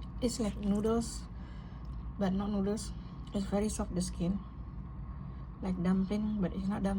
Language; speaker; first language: English; non-native, learner; Indonesian